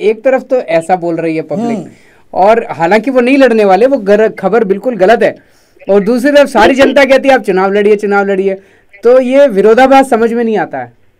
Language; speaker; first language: Hindi; native; Hindi